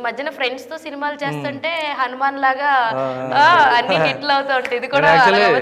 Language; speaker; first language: Telugu; native; Telugu